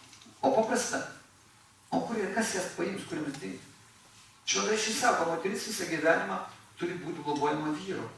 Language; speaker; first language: Lithuanian; native; Lithuanian